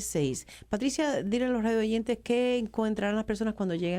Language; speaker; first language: Spanish; native; Spanish